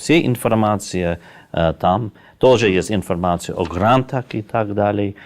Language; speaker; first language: Russian; non-native, fluent; English